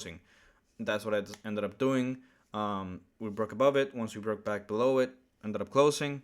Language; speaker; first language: English; early bilingual, other home language; Spanish